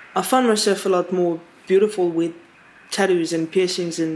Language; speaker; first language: English; non-native, fluent; French